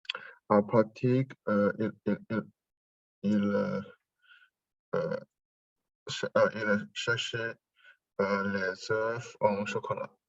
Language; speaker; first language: French; non-native, learner; Chinese